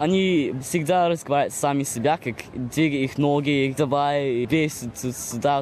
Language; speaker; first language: Russian; early bilingual, heritage; Russian